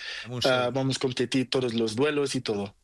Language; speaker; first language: Spanish; non-native, learner; Portuguese